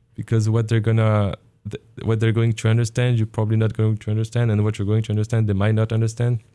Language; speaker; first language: English; non-native, fluent; Arabic